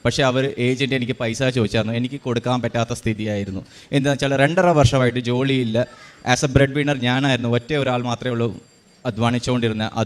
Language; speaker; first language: Malayalam; early bilingual, heritage; Malayalam